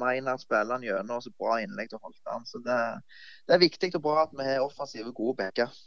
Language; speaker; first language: Norwegian; native; Norwegian